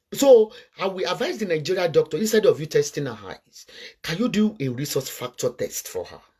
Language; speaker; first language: English; non-native, local second language; Yoruba